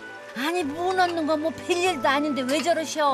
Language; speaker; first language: Korean; native; Korean